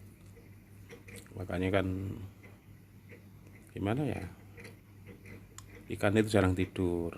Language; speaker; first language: Indonesian; native; Indonesian